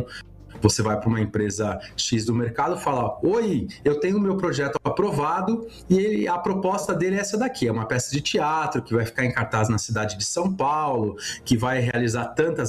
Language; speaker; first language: Portuguese; native; Portuguese